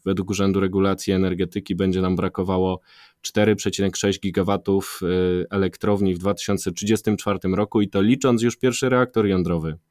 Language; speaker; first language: Polish; native; Polish